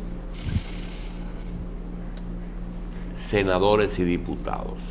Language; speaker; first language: Spanish; native; Spanish